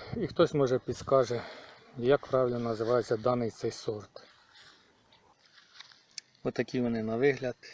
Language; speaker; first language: Ukrainian; native; Ukrainian